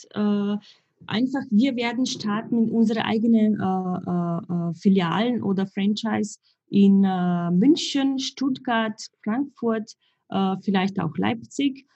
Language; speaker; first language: German; non-native, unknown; Slovenian